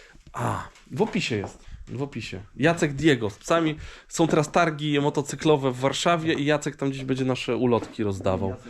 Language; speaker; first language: Polish; native; Polish